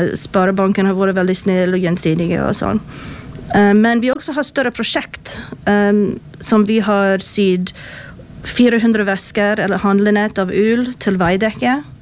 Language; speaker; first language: Norwegian; non-native, fluent; English